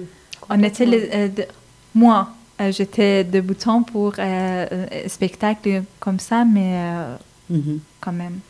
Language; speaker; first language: French; non-native, fluent; Persian